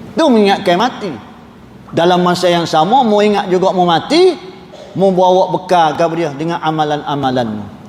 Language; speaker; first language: Malay; native; Malay